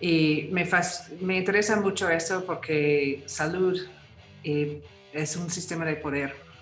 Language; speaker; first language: Spanish; non-native, fluent; English